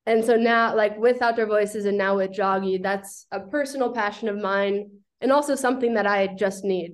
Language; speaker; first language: English; native; English